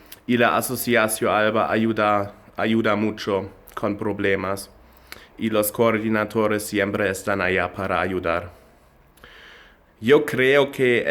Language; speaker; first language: Spanish; non-native, learner; German